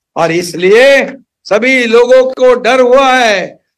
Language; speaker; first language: Hindi; non-native, local second language; Marathi